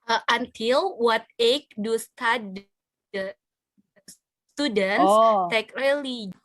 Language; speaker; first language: English; non-native, learner; Indonesian